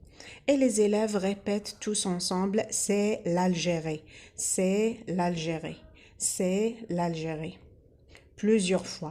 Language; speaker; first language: French; non-native, local second language; Arabic